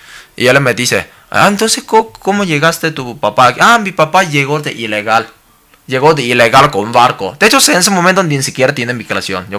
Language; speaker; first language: Spanish; non-native, learner; Cantonese